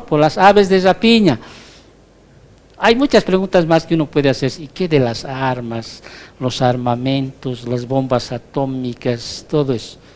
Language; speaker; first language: Spanish; native; Spanish